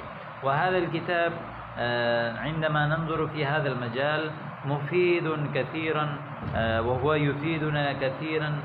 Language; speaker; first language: Arabic; non-native, fluent; Urdu